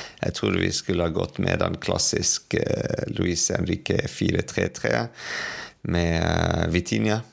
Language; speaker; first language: Norwegian; non-native, fluent; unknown